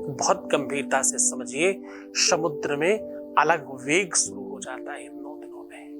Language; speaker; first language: Hindi; native; Hindi